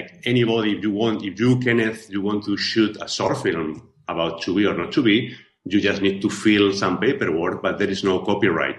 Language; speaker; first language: English; non-native, fluent; Spanish